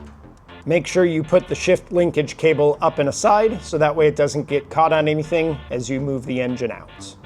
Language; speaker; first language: English; native; English